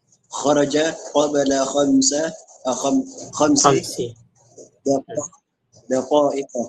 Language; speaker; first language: Arabic; non-native, learner; Filipino